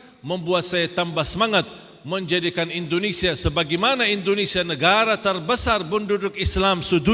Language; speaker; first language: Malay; non-native, fluent; Arabic